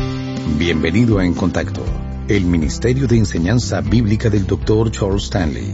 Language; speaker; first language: Spanish; native; Spanish